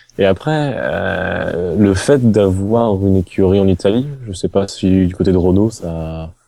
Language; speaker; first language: French; native; French